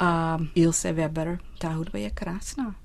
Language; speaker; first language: Czech; non-native, fluent; English